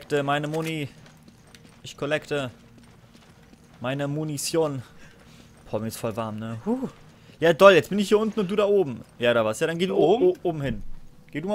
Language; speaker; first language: German; native; German